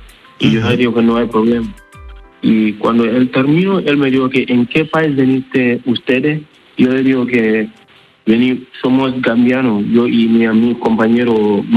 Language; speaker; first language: Spanish; non-native, learner; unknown